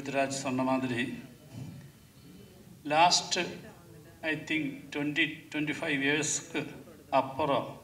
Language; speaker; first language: Tamil; non-native, learner; Malayalam